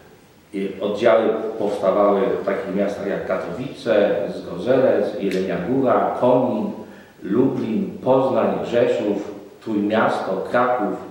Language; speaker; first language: Polish; native; Polish